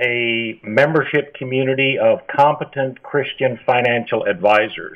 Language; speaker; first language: English; native; English